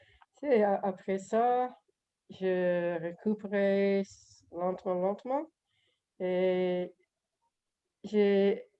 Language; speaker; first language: French; non-native, learner; English